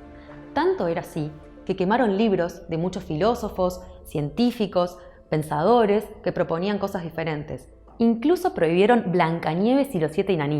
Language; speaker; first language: Spanish; native; Spanish